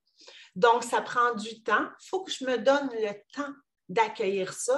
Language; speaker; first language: French; native; French